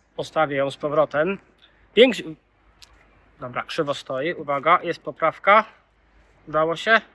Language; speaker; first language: Polish; native; Polish